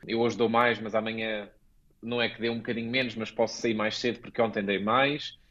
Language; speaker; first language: Portuguese; native; Portuguese